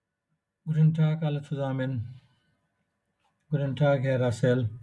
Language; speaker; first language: German; non-native, fluent; Bangla